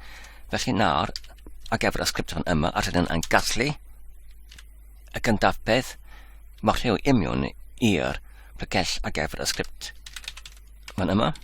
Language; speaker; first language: Welsh; non-native, learner; English